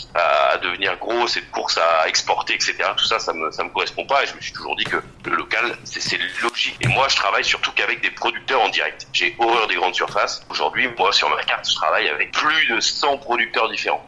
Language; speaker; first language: French; native; French